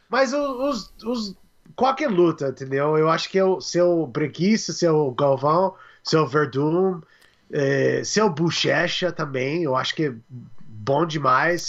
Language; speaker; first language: Portuguese; non-native, learner; English